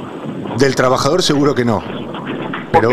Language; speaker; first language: Spanish; native; Spanish